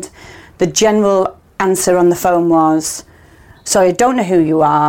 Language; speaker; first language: English; native; English